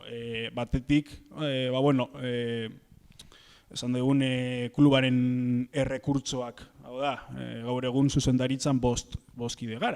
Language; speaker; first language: Basque; native; Basque